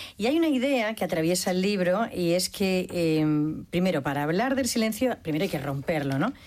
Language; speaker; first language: Spanish; native; Spanish